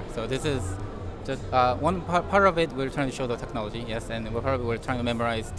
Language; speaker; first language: English; non-native, fluent; Korean